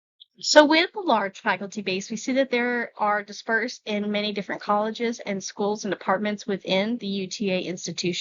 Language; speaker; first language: English; native; English